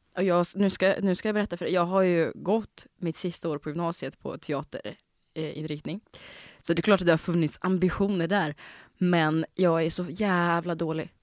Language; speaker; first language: Swedish; early bilingual, other home language; Russian